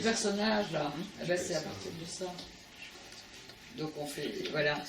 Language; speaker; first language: French; native; French